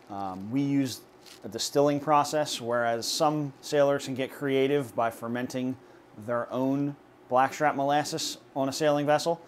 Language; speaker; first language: English; native; English